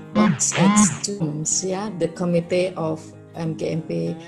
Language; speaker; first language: English; non-native, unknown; Indonesian